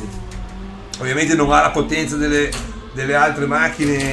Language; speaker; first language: Italian; native; Italian